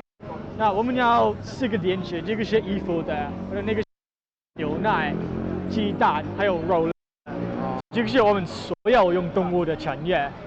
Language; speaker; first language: Chinese; non-native, learner; English